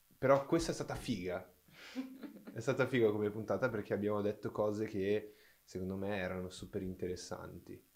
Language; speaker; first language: Italian; non-native, fluent; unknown